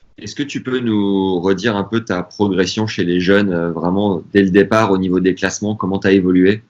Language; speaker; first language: French; native; French